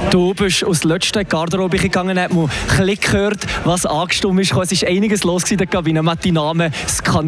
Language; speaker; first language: German; native; German